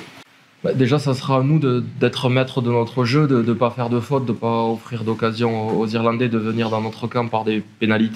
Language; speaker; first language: French; native; French